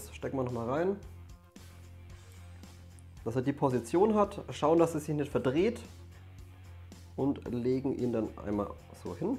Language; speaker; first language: German; native; German